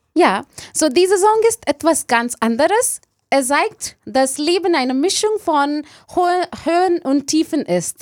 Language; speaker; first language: German; non-native, learner; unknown